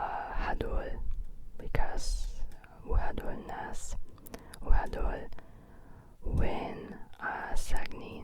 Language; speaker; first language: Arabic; non-native, learner; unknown